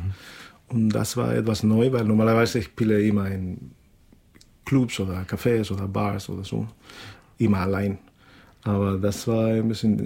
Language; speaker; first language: German; non-native, fluent; Spanish